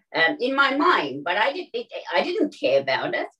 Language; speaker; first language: English; non-native, fluent; Finnish